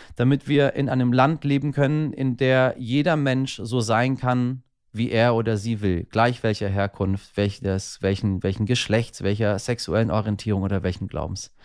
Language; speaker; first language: German; early bilingual, other home language; Persian